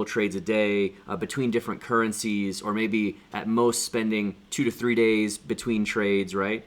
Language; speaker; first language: English; native; English